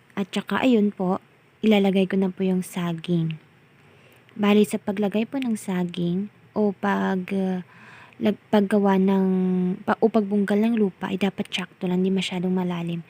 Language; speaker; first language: Filipino; non-native, local second language; Bikol